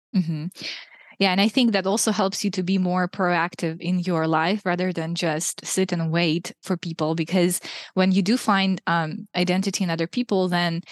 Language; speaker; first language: English; non-native, fluent; Russian